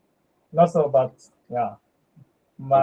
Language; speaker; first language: English; non-native, learner; Japanese